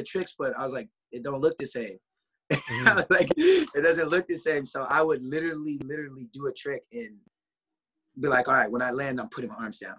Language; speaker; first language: English; native; English